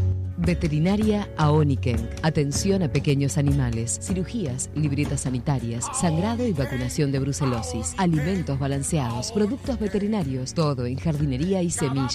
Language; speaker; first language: Spanish; native; Spanish